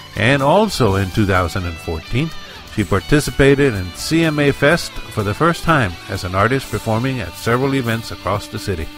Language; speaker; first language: English; native; English